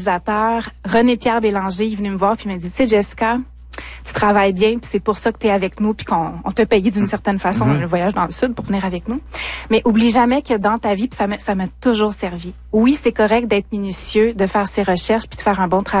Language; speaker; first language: French; native; French